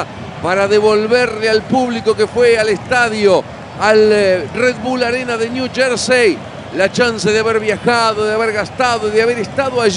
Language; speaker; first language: Spanish; native; Spanish